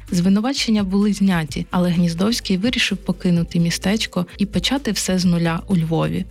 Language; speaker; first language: Ukrainian; native; Ukrainian